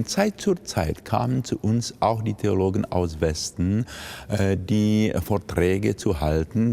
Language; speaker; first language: German; non-native, fluent; Czech